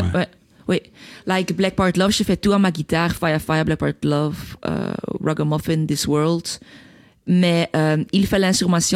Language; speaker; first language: French; non-native, local second language; Dutch